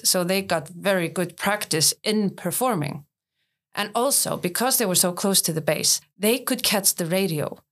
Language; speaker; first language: English; non-native, fluent; Icelandic